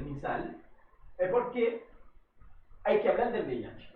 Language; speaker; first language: Spanish; non-native, fluent; Haitian Creole